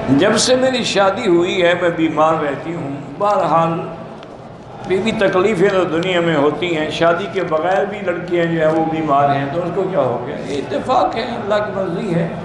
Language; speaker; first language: Urdu; native; Urdu